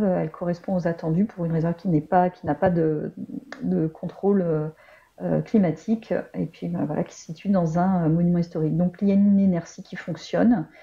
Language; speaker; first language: French; native; French